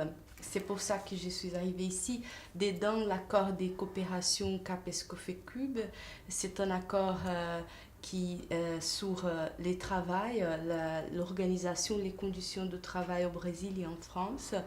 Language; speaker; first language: French; non-native, fluent; Portuguese